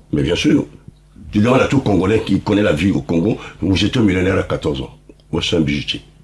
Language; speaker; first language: French; non-native, local second language; Lingala